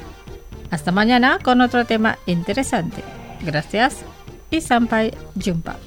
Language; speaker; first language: Spanish; non-native, fluent; Indonesian